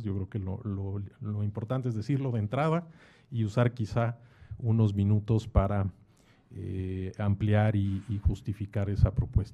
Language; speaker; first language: Spanish; native; Spanish